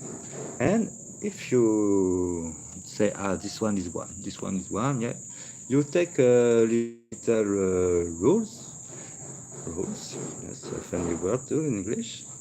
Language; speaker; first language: English; non-native, learner; French